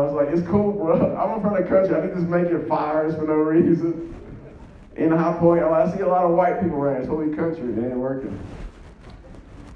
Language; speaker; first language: English; native; English